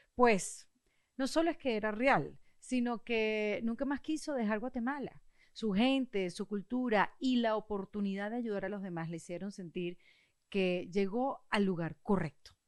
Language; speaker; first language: Spanish; native; Spanish